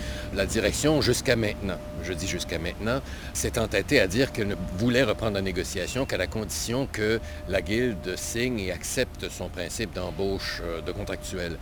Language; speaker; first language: French; native; French